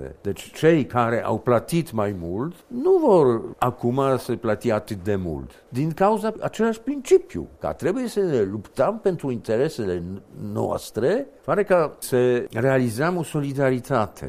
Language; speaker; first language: Romanian; non-native, fluent; Polish